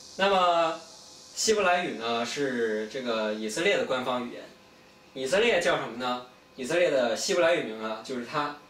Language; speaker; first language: Chinese; native; Chinese